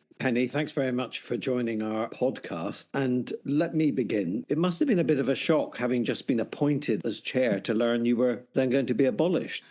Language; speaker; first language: English; native; English